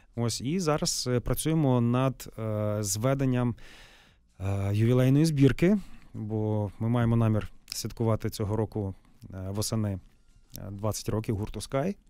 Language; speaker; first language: Ukrainian; native; Ukrainian